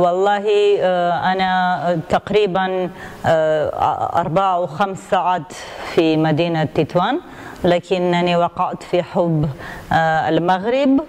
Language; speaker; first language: Arabic; non-native, fluent; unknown